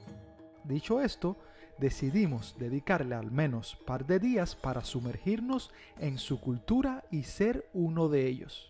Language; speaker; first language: Spanish; native; Spanish